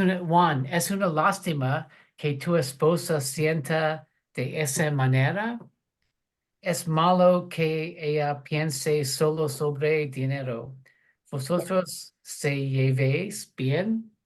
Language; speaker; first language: Spanish; non-native, learner; English